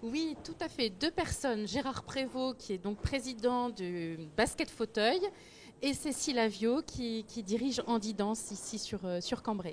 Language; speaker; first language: French; native; French